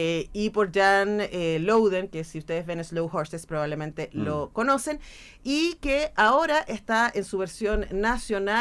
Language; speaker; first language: Spanish; native; Spanish